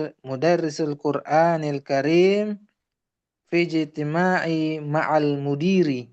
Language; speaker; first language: Arabic; non-native, learner; Indonesian